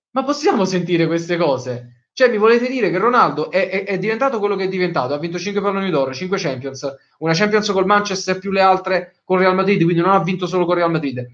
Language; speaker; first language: Italian; native; Italian